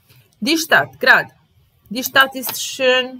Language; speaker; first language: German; non-native, fluent; Serbian